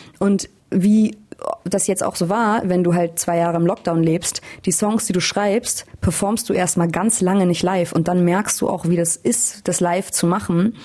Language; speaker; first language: German; native; German